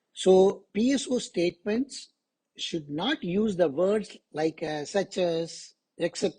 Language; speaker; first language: English; non-native, local second language; Tamil